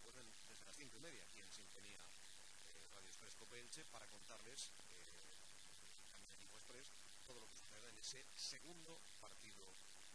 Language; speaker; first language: Spanish; native; Spanish